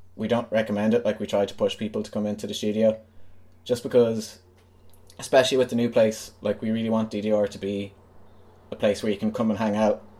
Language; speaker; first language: English; native; English